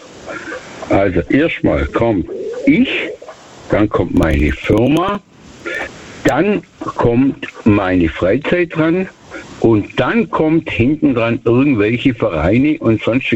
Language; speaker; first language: German; native; German